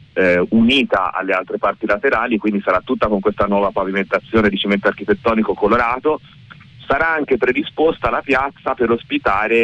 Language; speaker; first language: Italian; native; Italian